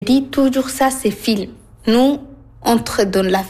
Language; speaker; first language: French; non-native, learner; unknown